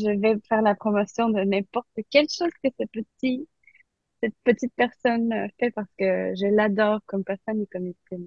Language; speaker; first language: French; non-native, local second language; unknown